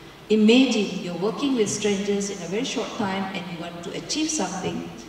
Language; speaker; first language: English; non-native, local second language; Malay